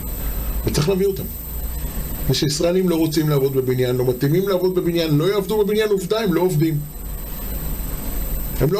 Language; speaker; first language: Hebrew; native; Hebrew